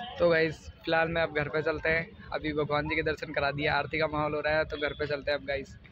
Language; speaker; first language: Hindi; native; Hindi